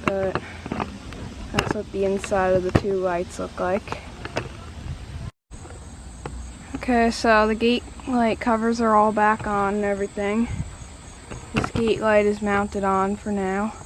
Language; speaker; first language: English; native; English